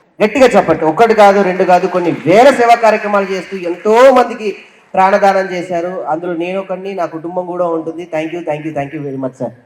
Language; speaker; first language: Telugu; native; Telugu